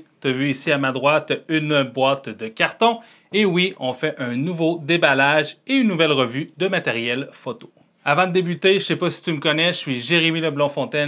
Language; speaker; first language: French; native; French